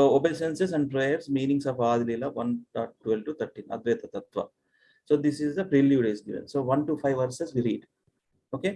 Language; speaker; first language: English; non-native, local second language; Telugu